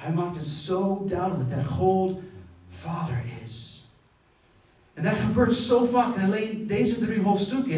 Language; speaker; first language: Dutch; non-native, fluent; English